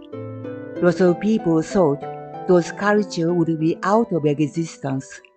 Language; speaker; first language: English; non-native, fluent; Japanese